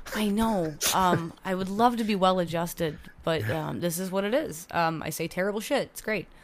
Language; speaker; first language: English; native; English